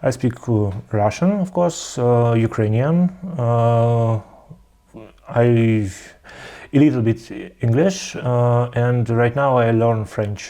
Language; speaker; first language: English; non-native, learner; Russian